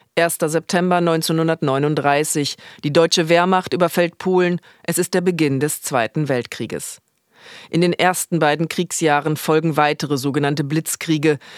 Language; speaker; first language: German; native; German